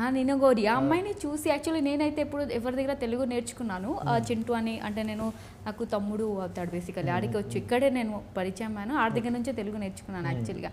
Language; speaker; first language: Telugu; non-native, learner; Odia